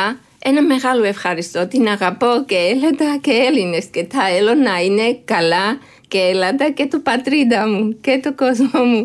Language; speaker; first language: Greek; non-native, learner; Georgian